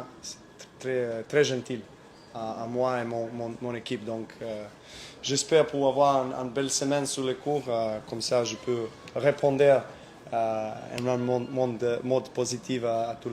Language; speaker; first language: French; non-native, learner; Serbian